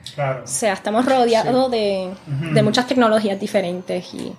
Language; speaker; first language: Spanish; early bilingual, heritage; Spanish